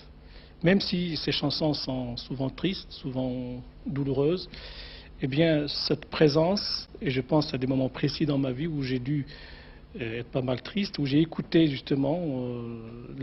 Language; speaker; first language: French; non-native, local second language; Arabic